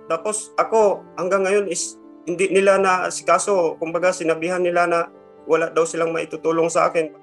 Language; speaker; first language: Filipino; non-native, local second language; Cebuano